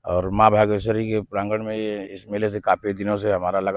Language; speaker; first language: Hindi; native; Hindi